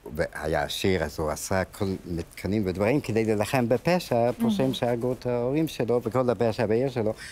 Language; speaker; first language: Hebrew; early bilingual, other home language; Arabic